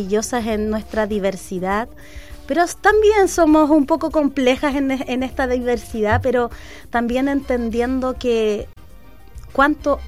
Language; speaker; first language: Spanish; native; Spanish